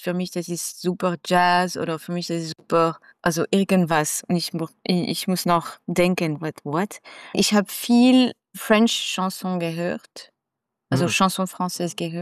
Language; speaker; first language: German; non-native, local second language; French